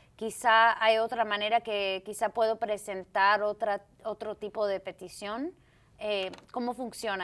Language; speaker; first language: Spanish; early bilingual, heritage; Spanish